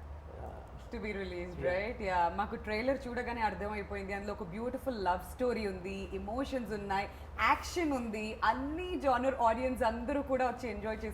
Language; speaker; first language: Telugu; native; Telugu